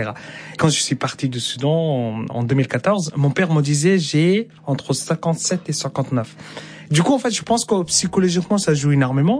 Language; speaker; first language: French; non-native, fluent; Arabic